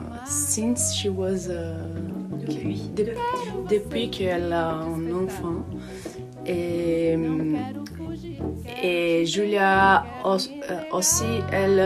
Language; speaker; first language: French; non-native, learner; Portuguese